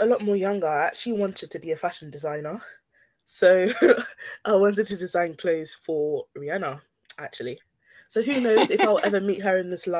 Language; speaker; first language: English; native; English